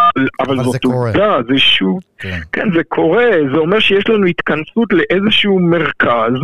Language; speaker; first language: Hebrew; native; Hebrew